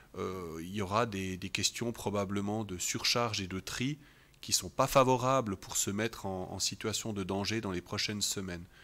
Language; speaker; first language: French; native; French